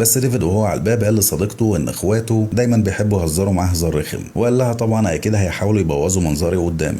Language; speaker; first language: Arabic; native; Arabic